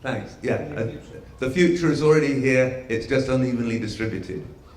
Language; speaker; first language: English; native; English